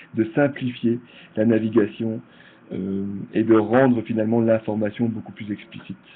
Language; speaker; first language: French; native; French